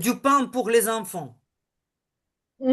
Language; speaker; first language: French; non-native, learner; Ukrainian